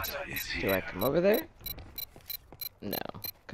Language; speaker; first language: English; native; English